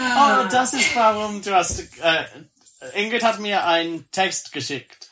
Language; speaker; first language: German; non-native, learner; English